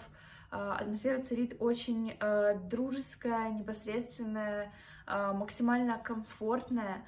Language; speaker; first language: Russian; native; Russian